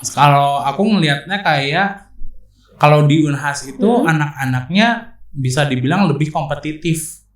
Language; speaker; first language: Indonesian; native; Indonesian